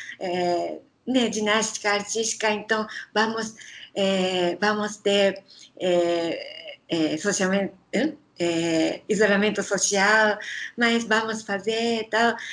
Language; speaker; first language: Portuguese; non-native, learner; Japanese